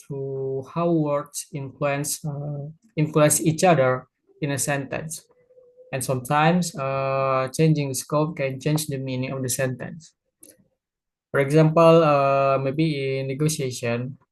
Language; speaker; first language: English; non-native, learner; Indonesian